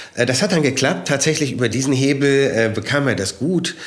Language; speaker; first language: German; native; German